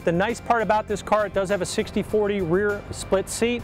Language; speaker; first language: English; native; English